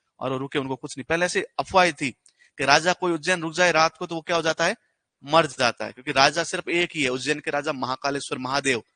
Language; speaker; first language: Hindi; native; Hindi